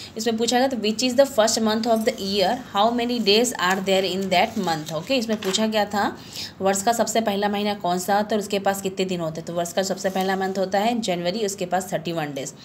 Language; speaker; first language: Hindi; non-native, local second language; Gujarati